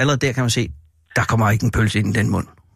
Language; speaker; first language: Danish; native; Danish